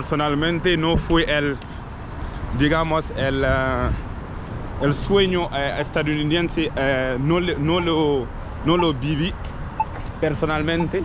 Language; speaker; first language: Spanish; non-native, learner; French